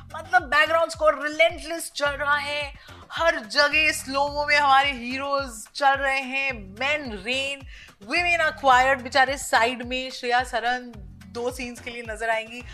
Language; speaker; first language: Hindi; native; Hindi